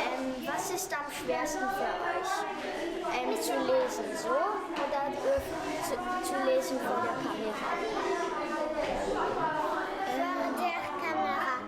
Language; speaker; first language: German; non-native, learner; French